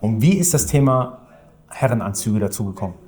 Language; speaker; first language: German; native; German